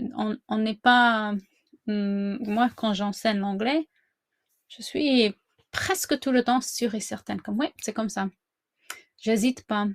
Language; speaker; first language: French; non-native, fluent; English